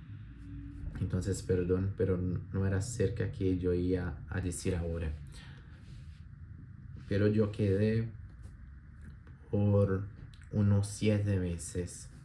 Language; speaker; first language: Spanish; non-native, learner; Portuguese